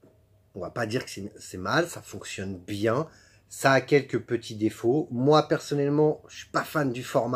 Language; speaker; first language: French; native; French